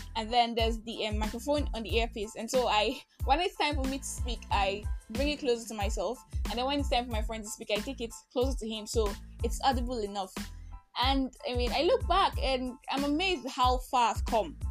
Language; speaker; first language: English; non-native, local second language; Igbo